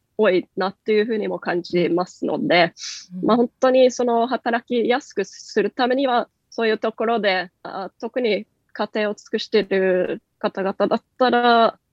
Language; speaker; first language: Japanese; non-native, fluent; Norwegian